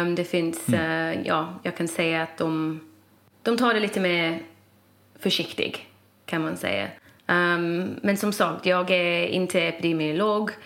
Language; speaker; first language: Swedish; non-native, fluent; English